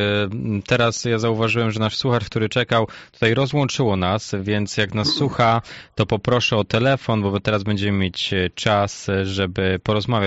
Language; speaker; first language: Polish; native; Polish